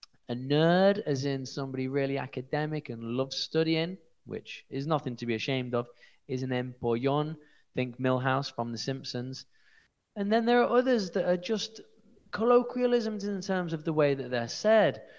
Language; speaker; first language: English; native; English